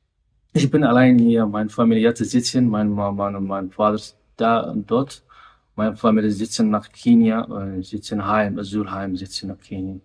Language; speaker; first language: German; non-native, learner; Somali